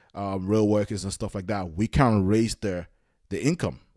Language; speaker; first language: English; native; English